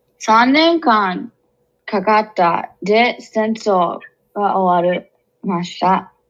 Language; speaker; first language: Japanese; non-native, learner; English